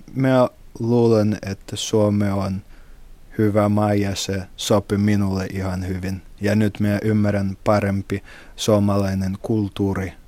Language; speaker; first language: Finnish; non-native, fluent; Russian